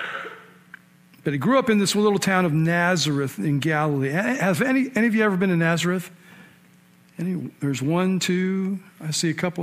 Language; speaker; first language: English; native; English